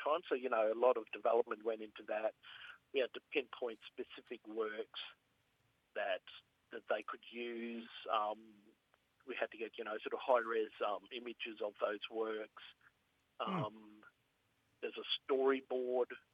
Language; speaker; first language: English; native; English